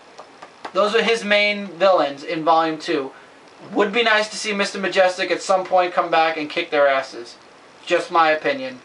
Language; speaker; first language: English; native; English